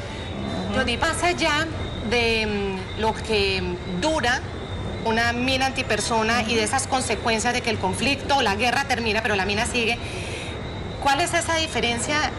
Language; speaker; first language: Spanish; native; Spanish